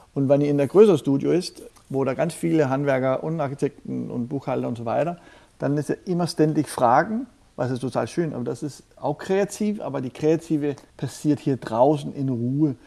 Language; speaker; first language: German; non-native, fluent; Danish